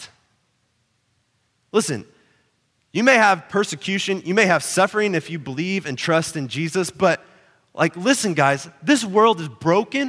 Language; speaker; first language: English; native; English